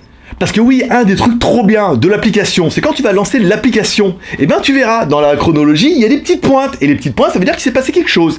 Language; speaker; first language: French; native; French